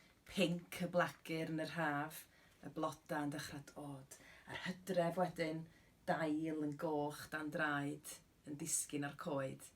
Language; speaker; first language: Welsh; native; Welsh